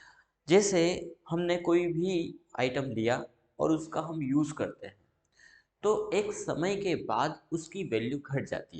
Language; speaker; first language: Hindi; native; Hindi